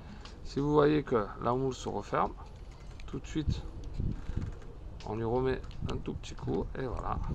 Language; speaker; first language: French; native; French